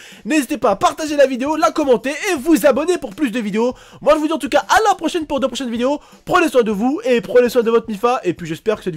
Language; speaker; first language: French; native; French